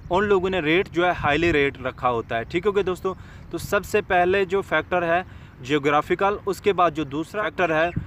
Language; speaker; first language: Urdu; native; Urdu